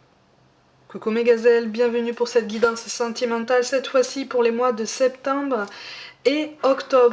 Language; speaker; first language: French; native; French